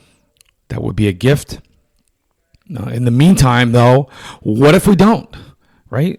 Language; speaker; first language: English; native; English